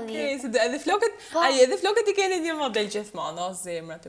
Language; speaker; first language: Albanian; native; Albanian